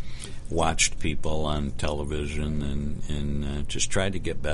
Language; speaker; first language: English; native; English